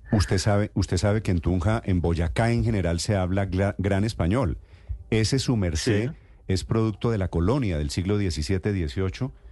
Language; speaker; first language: Spanish; native; Spanish